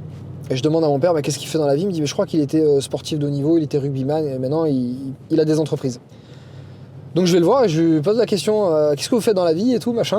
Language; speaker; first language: French; native; French